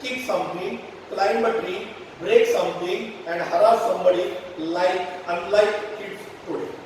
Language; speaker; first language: English; non-native, local second language; Marathi